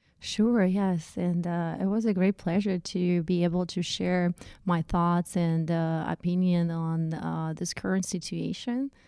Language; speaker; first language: English; non-native, fluent; Russian